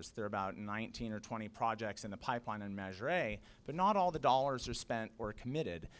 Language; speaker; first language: English; native; English